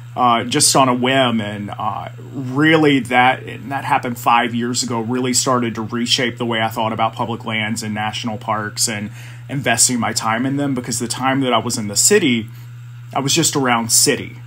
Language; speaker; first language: English; native; English